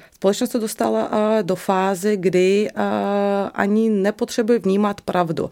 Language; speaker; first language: Czech; non-native, fluent; Russian